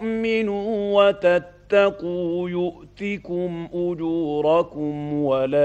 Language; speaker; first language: Arabic; native; Arabic